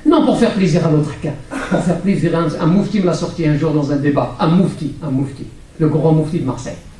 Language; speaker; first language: French; non-native, local second language; Arabic